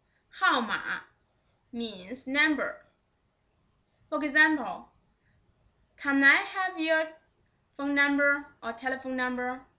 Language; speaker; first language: English; non-native, fluent; Chinese